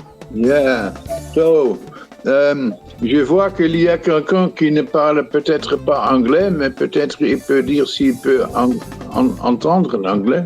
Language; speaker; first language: French; non-native, fluent; Dutch